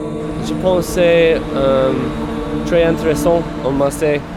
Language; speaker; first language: French; non-native, learner; English